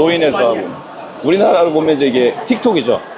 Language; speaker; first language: Korean; native; Korean